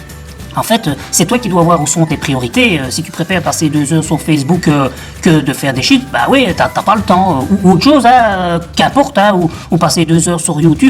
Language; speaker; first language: French; native; French